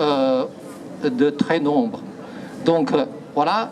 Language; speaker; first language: French; non-native, fluent; Chinese